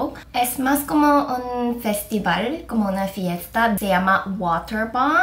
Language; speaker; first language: Spanish; non-native, fluent; Korean